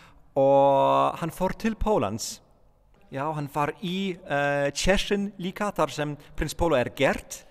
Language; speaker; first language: Icelandic; non-native, fluent; Polish